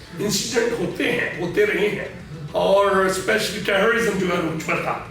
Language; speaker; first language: Urdu; native; Urdu